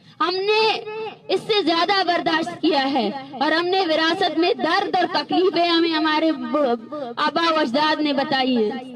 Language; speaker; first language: Urdu; non-native, local second language; Baluchi